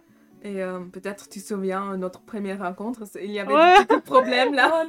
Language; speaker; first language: French; non-native, fluent; German